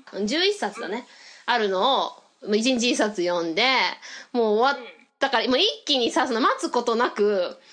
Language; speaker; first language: Japanese; native; Japanese